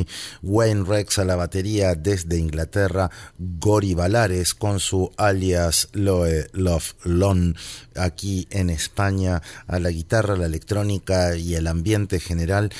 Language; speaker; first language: Spanish; native; Spanish